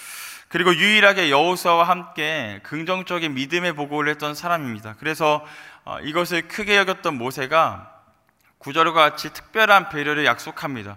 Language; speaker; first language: Korean; native; Korean